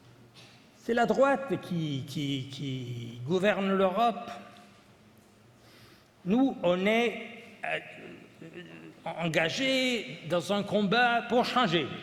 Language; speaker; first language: French; non-native, fluent; Italian